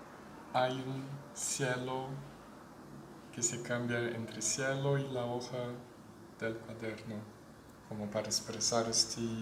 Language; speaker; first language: Spanish; non-native, fluent; Portuguese